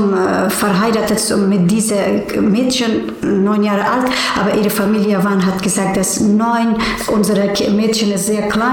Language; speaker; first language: German; non-native, learner; Persian